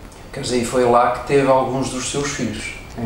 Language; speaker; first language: Portuguese; native; Portuguese